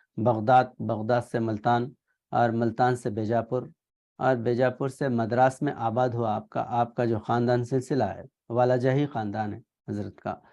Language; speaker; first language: Urdu; native; Urdu